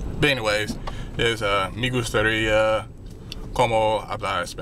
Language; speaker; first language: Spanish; non-native, learner; English